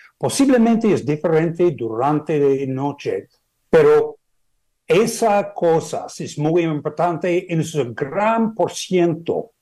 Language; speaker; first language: Spanish; non-native, learner; English